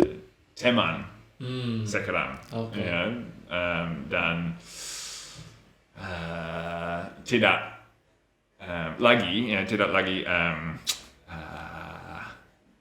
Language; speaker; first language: Indonesian; non-native, learner; English